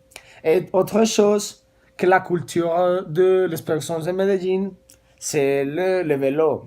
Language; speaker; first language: French; non-native, learner; Spanish